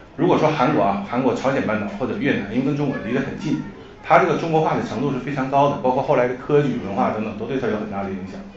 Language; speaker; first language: Chinese; native; Chinese